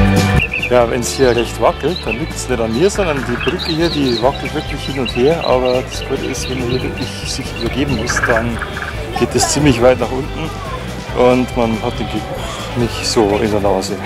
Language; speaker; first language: German; native; German